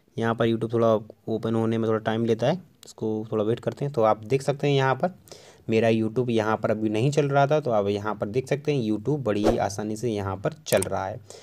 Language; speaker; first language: Hindi; native; Hindi